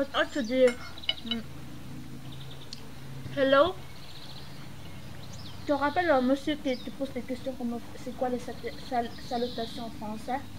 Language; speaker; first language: French; non-native, learner; Filipino